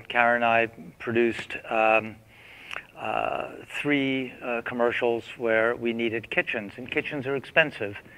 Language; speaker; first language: English; native; English